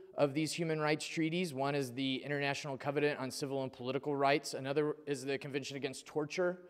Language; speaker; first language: English; native; English